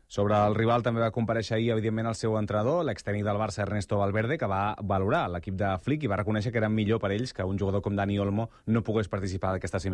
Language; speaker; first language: Catalan; native; Catalan